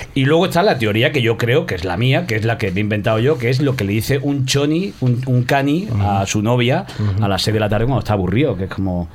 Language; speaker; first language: Spanish; native; Spanish